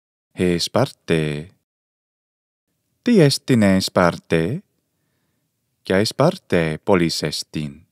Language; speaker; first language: Greek; non-native, fluent; English